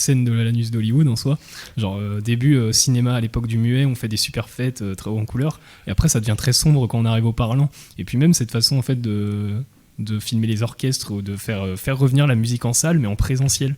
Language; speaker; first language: French; native; French